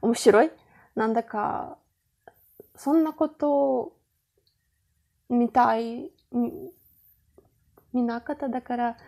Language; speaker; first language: Japanese; non-native, learner; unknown